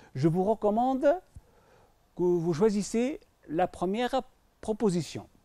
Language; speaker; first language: French; non-native, local second language; Arabic